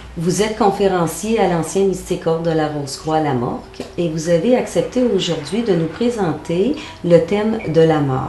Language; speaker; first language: French; native; French